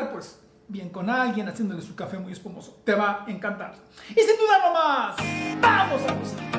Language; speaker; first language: Spanish; native; Spanish